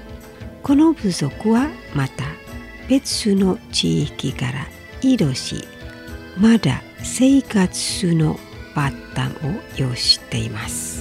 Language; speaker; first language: Japanese; non-native, fluent; Indonesian